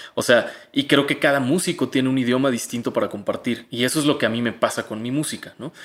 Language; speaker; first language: Spanish; native; Spanish